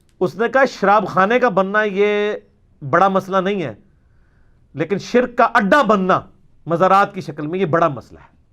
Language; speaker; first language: Urdu; non-native, local second language; Punjabi